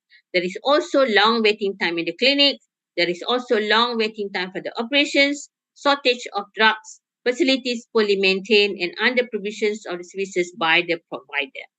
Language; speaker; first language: English; non-native, local second language; Malay